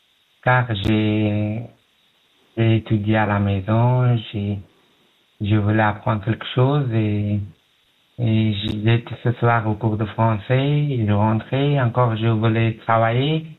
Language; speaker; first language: French; non-native, learner; Pashto